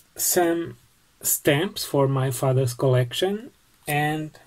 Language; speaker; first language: English; non-native, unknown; Portuguese